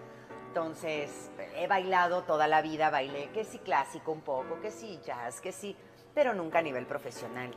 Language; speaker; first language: Spanish; early bilingual, other home language; Romanian